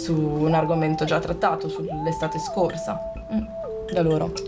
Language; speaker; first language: Italian; native; Italian